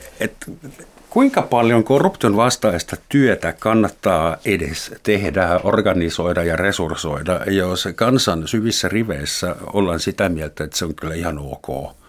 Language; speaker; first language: Finnish; non-native, fluent; German